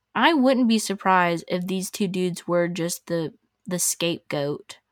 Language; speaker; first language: English; native; English